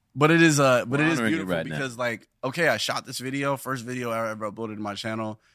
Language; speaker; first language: English; native; English